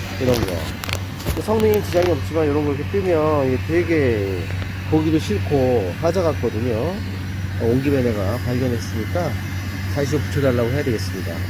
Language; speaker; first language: Korean; native; Korean